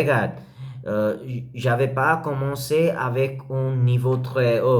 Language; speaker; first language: French; non-native, learner; English